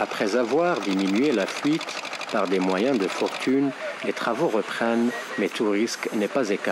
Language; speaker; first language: French; non-native, local second language; Arabic